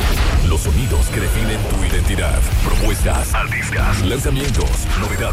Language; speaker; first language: Spanish; native; Spanish